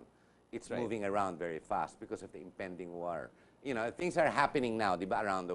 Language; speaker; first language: English; non-native, local second language; Filipino